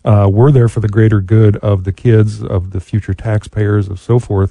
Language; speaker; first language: English; native; English